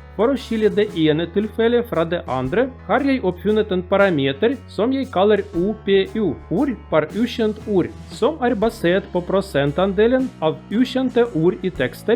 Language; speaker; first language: Norwegian; non-native, learner; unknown